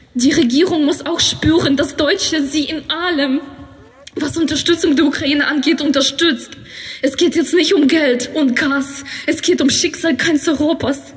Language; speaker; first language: German; non-native, fluent; Ukrainian